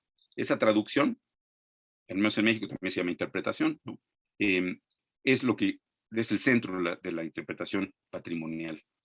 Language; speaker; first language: Spanish; native; Spanish